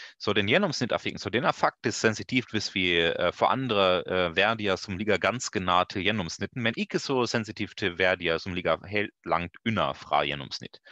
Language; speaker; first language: Norwegian; non-native, learner; German